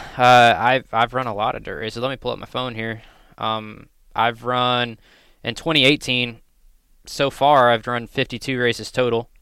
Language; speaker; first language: English; native; English